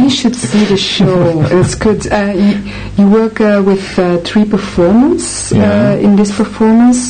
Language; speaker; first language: English; non-native, fluent; Dutch